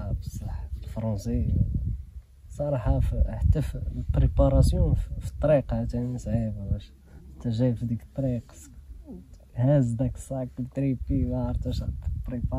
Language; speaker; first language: Arabic; native; Arabic